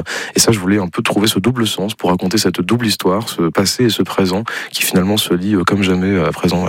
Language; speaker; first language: French; native; French